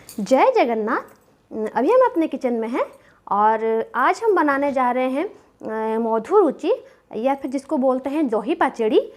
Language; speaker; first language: Hindi; non-native, local second language; Bangla